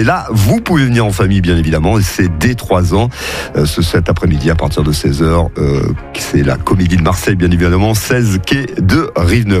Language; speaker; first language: French; native; French